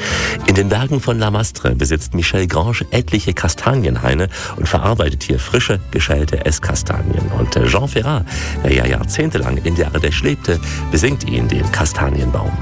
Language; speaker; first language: German; native; German